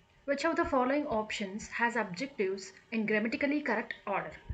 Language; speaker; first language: English; non-native, local second language; Telugu